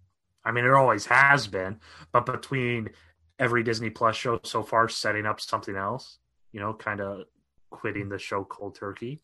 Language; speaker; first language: English; native; English